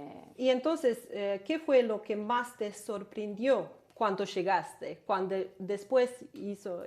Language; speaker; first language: Spanish; non-native, learner; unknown